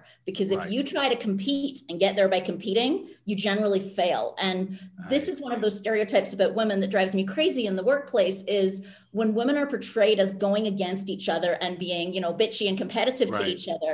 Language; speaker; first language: English; native; English